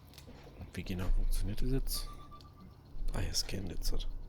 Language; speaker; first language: German; native; German